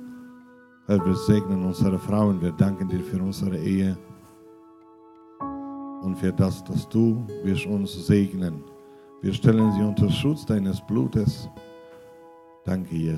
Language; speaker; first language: German; non-native, fluent; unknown